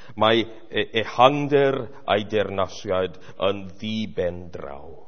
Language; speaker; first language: Welsh; non-native, fluent; English